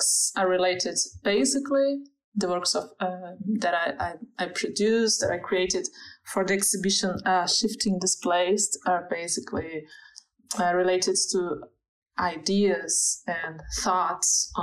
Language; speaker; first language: English; non-native, fluent; Portuguese